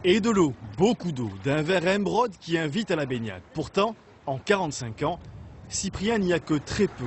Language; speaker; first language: French; native; French